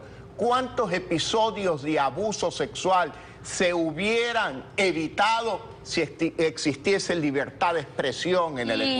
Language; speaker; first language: Spanish; native; Spanish